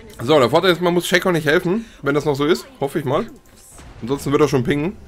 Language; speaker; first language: German; native; German